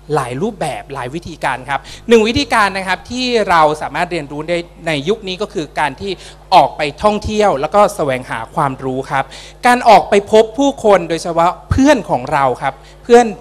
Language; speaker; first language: Thai; native; Thai